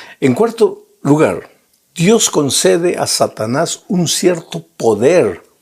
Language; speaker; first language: Spanish; native; Spanish